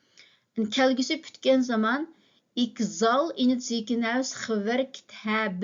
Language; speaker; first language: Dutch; non-native, fluent; Uyghur